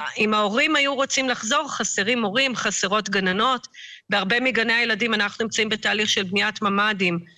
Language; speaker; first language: Hebrew; native; Hebrew